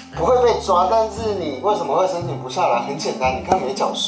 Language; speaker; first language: Chinese; native; Chinese